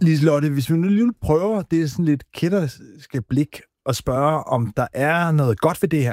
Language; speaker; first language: Danish; native; Danish